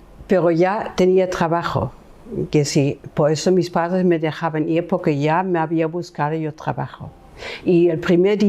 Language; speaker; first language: Spanish; non-native, fluent; German